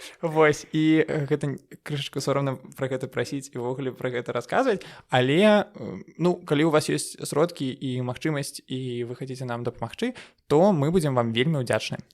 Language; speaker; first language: Belarusian; non-native, local second language; Russian